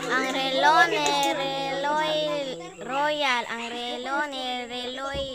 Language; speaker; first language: Cebuano; native; Cebuano